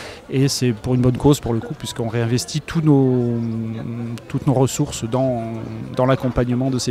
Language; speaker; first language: French; native; French